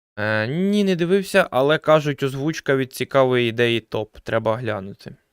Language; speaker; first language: Ukrainian; native; Ukrainian